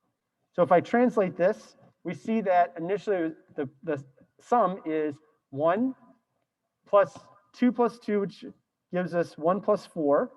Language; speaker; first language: English; native; English